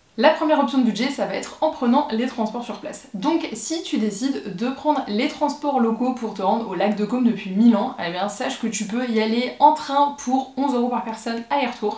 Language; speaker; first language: French; native; French